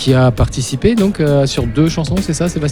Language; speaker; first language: French; native; French